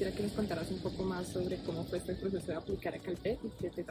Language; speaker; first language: Spanish; native; Spanish